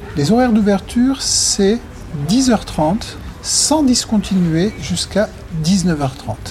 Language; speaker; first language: French; native; French